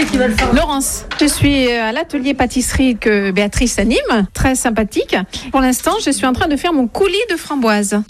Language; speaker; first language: French; native; French